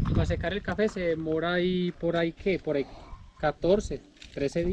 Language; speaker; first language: Spanish; native; Spanish